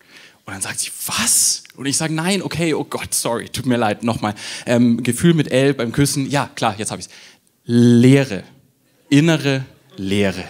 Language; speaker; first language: German; native; German